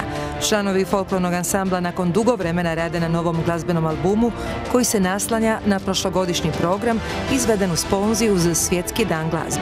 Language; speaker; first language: Serbian; native; Serbian